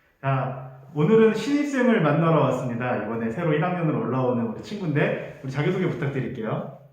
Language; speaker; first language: Korean; native; Korean